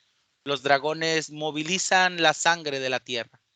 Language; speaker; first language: Spanish; native; Spanish